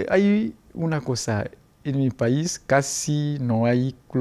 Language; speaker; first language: Spanish; non-native, learner; Ewe